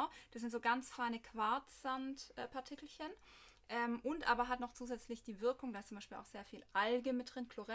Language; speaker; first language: German; native; German